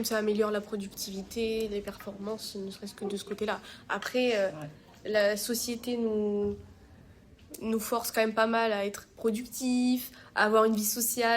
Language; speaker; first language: French; native; French